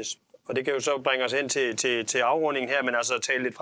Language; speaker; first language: Danish; native; Danish